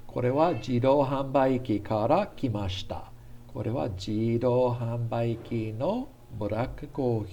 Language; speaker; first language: Japanese; non-native, fluent; English